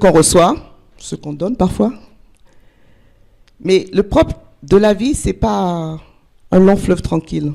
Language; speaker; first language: French; native; French